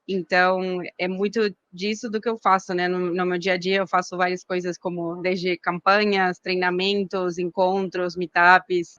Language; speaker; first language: Portuguese; non-native, fluent; Spanish